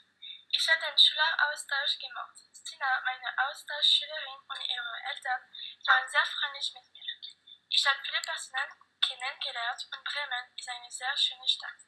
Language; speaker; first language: German; non-native, learner; Danish